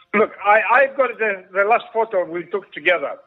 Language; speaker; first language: English; non-native, learner; Greek